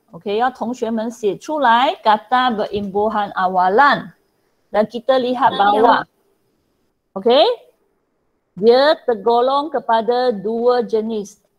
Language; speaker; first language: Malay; non-native, local second language; Chinese